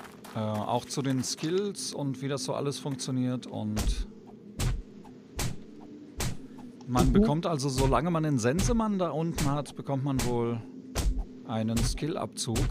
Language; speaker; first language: German; native; German